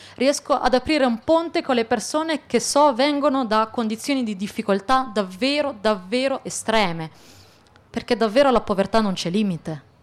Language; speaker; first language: Italian; early bilingual, other home language; Arabic